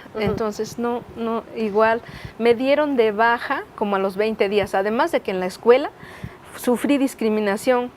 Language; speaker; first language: Spanish; non-native, local second language; Nahuatl languages